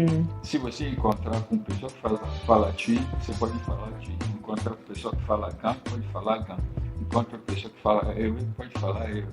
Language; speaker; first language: Portuguese; non-native, fluent; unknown